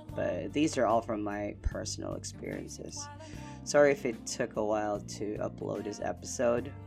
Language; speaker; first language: English; non-native, local second language; Filipino